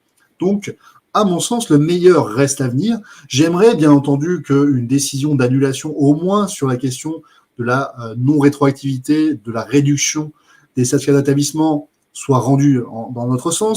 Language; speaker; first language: French; native; French